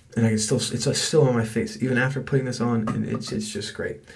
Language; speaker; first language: English; native; English